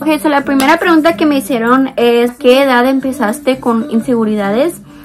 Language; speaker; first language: Spanish; early bilingual, heritage; Spanish